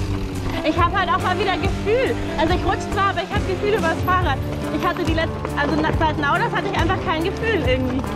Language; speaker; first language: German; native; German